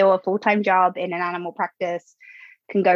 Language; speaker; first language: English; native; English